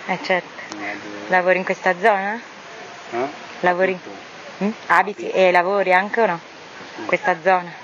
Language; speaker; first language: Italian; native; Italian